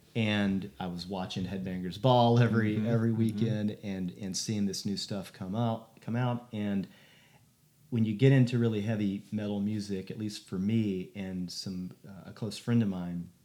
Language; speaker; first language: English; native; English